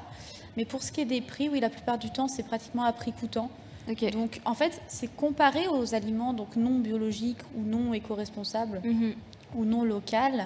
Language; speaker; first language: French; native; French